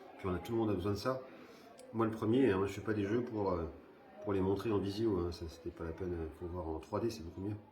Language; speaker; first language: French; early bilingual, other home language; Spanish